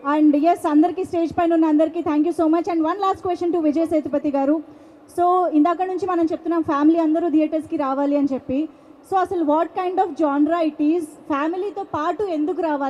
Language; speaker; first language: Telugu; native; Telugu